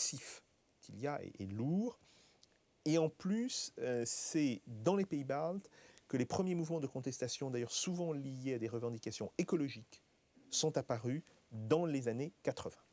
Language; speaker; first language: French; native; French